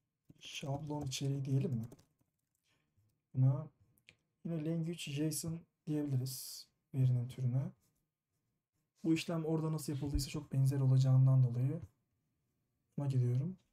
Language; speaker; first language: Turkish; native; Turkish